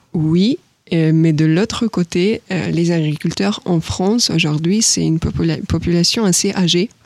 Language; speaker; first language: French; non-native, fluent; Ukrainian